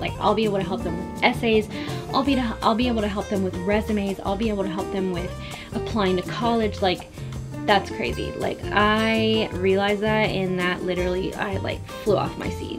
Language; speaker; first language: English; early bilingual, other home language; Spanish